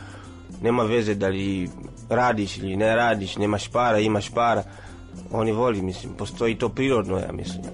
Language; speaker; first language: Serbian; non-native, fluent; Swahili